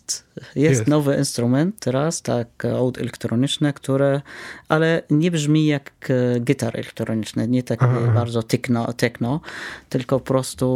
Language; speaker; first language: Polish; non-native, fluent; Arabic